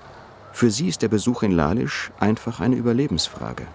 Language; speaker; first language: German; native; German